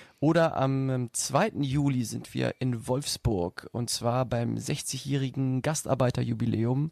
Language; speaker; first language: German; native; German